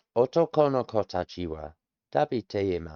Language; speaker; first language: Japanese; non-native, learner; English